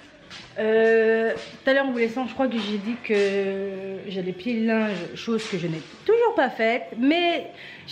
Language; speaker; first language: French; native; French